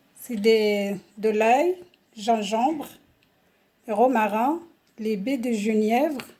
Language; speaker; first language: French; non-native, local second language; Arabic